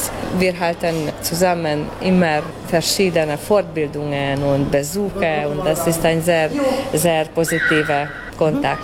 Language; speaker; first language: German; native; German